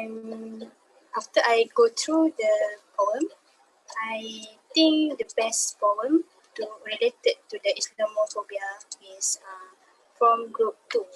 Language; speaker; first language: English; non-native, local second language; Malay